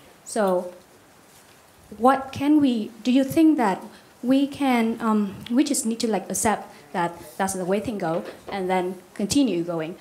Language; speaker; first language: English; non-native, fluent; Vietnamese